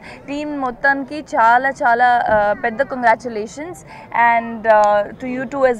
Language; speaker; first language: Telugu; non-native, learner; Punjabi